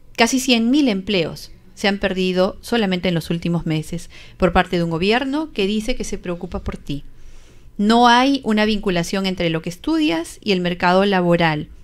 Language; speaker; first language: Spanish; native; Spanish